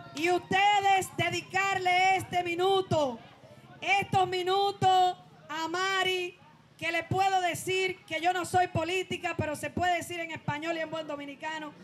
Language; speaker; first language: Spanish; native; Spanish